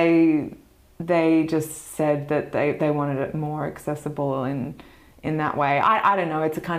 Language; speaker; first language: English; native; English